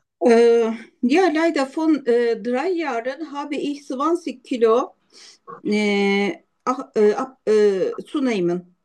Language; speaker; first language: German; non-native, learner; Turkish